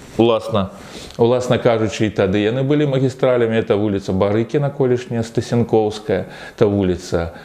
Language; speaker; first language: Belarusian; non-native, local second language; Russian